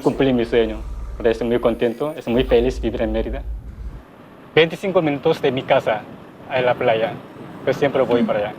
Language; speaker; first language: Spanish; non-native, learner; Korean